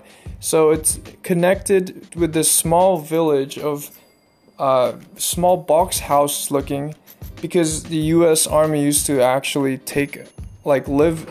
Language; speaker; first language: English; non-native, local second language; Korean